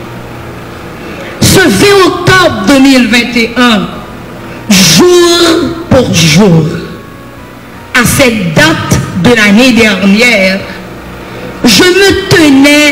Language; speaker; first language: French; non-native, local second language; Haitian Creole